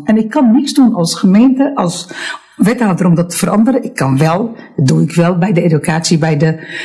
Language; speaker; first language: Dutch; non-native, fluent; Arabic